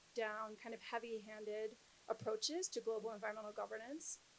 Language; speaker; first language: English; native; English